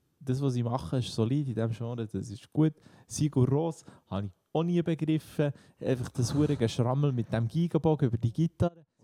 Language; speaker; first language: German; native; German